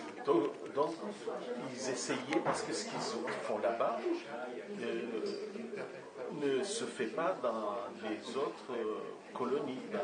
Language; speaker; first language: French; non-native, local second language; Comorian